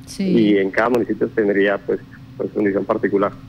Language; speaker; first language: Spanish; native; Spanish